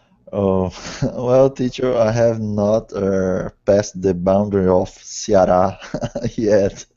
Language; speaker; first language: English; non-native, learner; Portuguese